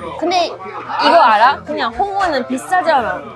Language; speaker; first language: Korean; non-native, fluent; Japanese